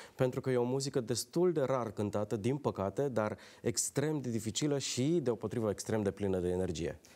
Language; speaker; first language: Romanian; native; Romanian